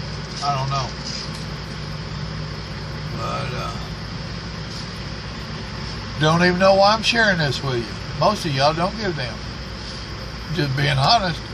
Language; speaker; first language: English; native; English